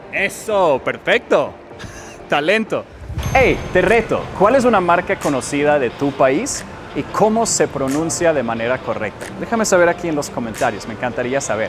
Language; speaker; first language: Spanish; non-native, fluent; English